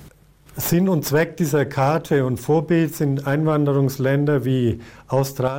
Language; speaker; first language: German; non-native, fluent; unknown